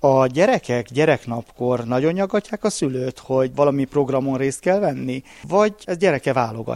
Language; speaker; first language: Hungarian; native; Hungarian